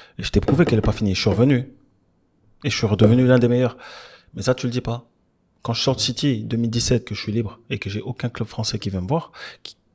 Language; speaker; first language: French; native; French